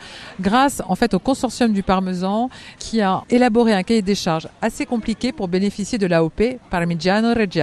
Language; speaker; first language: French; native; French